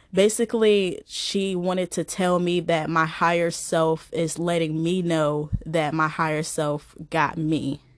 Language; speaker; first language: English; native; English